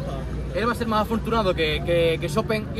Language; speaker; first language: Spanish; native; Spanish